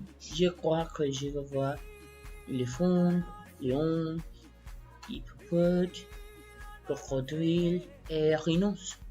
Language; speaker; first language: French; non-native, learner; Spanish